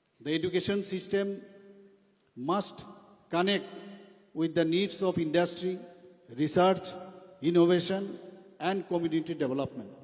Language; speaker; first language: English; non-native, local second language; Bangla